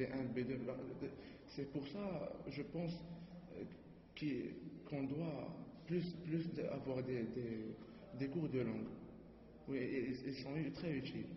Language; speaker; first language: French; non-native, learner; Arabic